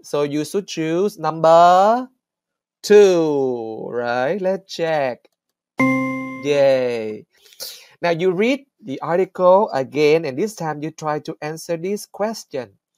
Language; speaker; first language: English; non-native, fluent; Vietnamese